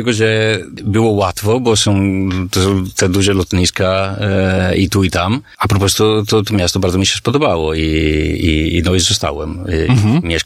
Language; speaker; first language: Polish; non-native, fluent; Italian